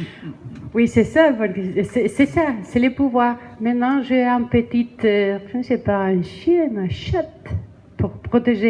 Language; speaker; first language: French; non-native, learner; Spanish